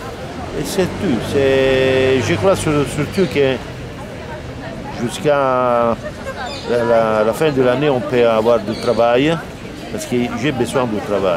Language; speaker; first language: French; non-native, learner; Italian